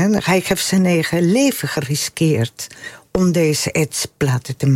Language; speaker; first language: Dutch; non-native, fluent; Spanish